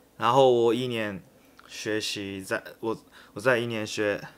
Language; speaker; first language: Chinese; non-native, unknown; Japanese